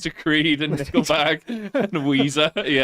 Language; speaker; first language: English; native; English